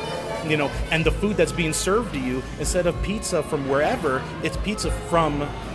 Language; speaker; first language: English; native; English